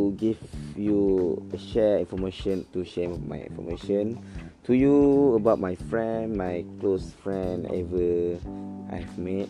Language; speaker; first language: English; non-native, learner; Malay